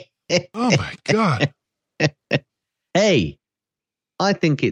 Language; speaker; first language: English; native; English